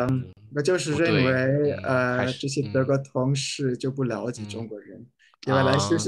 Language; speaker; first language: Chinese; non-native, fluent; German